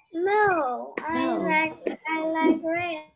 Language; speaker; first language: English; non-native, learner; Vietnamese